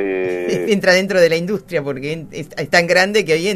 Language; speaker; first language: Spanish; native; Spanish